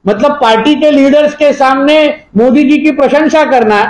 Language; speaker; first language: Hindi; non-native, local second language; Marathi